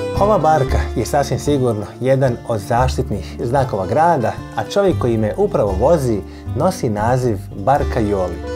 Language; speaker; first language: Croatian; native; Croatian